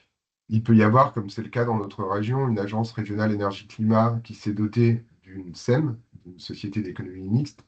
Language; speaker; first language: French; native; French